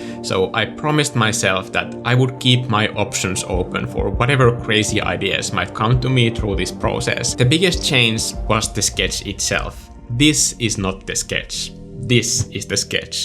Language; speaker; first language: English; non-native, fluent; Finnish